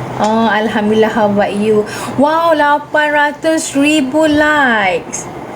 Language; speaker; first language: English; non-native, local second language; Malay